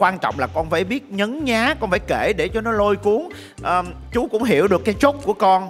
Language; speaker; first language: Vietnamese; native; Vietnamese